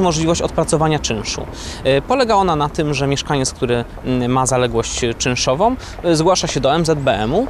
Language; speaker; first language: Polish; native; Polish